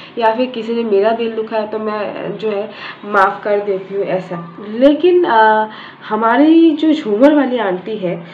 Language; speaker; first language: Hindi; native; Hindi